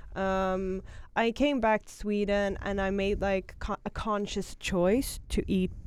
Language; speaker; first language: English; non-native, fluent; Swedish